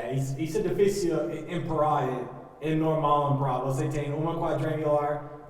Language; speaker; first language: Portuguese; non-native, learner; English